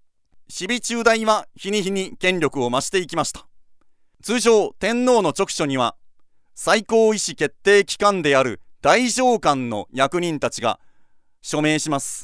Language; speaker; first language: Japanese; native; Japanese